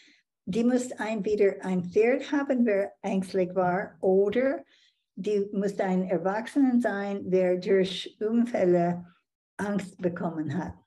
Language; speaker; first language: German; non-native, fluent; English